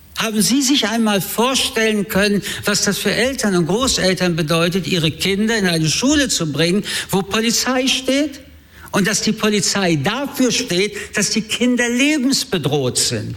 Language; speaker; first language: German; early bilingual, other home language; French